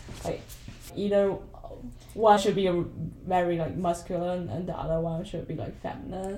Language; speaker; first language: English; non-native, fluent; Chinese